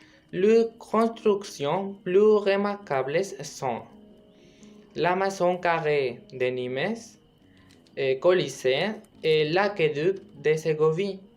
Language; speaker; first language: French; non-native, learner; Spanish